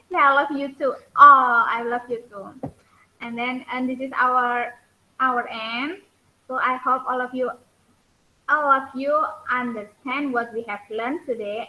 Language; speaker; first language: English; non-native, learner; Indonesian